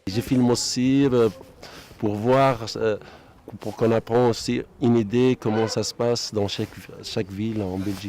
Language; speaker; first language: French; non-native, local second language; Arabic